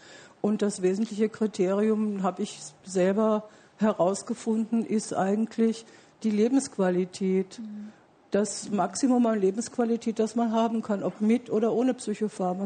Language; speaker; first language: German; native; German